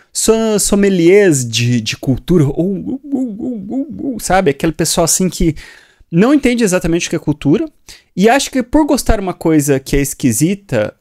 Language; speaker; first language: Portuguese; native; Portuguese